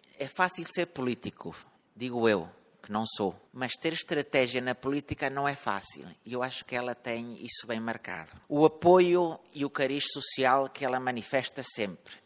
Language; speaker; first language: Portuguese; early bilingual, heritage; Portuguese